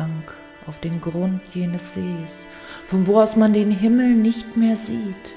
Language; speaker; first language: German; native; German